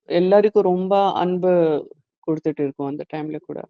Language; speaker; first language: Tamil; non-native, learner; Gujarati